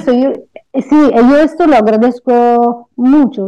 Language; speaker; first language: Spanish; non-native, fluent; Italian